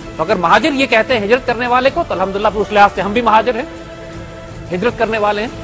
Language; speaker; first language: Urdu; native; Urdu